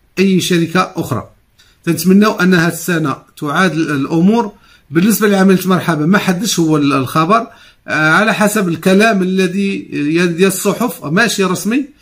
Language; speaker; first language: Arabic; native; Arabic